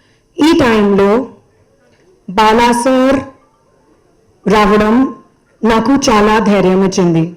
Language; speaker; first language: Telugu; non-native, learner; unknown